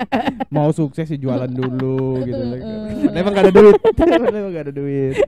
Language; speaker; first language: Indonesian; native; Indonesian